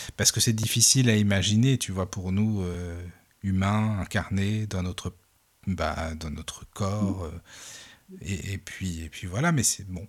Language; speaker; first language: French; native; French